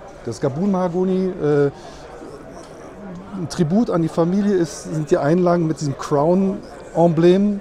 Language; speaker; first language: German; native; German